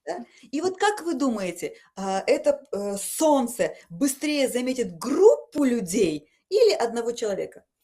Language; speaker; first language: Russian; native; Russian